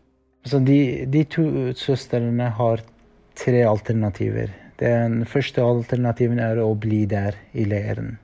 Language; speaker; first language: Norwegian; non-native, fluent; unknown